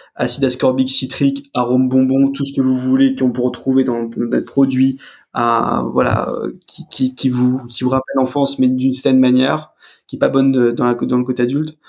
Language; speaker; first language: French; native; French